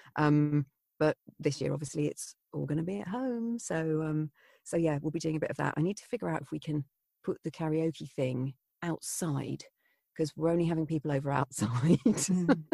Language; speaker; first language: English; native; English